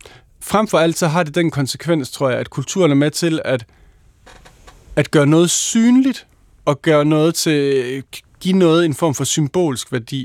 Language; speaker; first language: Danish; native; Danish